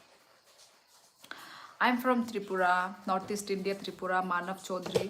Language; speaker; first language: Hindi; non-native, local second language; Kok Borok